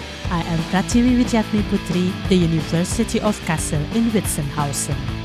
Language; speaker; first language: English; non-native, fluent; Indonesian